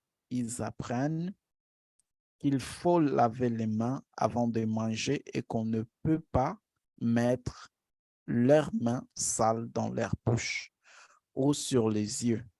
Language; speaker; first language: French; non-native, fluent; Portuguese